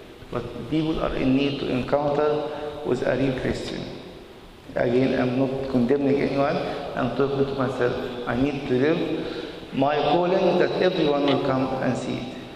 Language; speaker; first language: English; non-native, fluent; Arabic